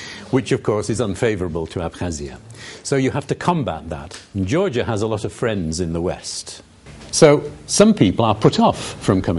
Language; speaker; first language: English; native; English